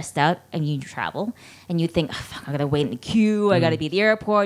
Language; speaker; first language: English; non-native, local second language; Cantonese